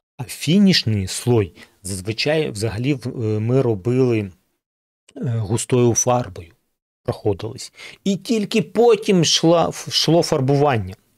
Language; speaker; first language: Ukrainian; non-native, local second language; Russian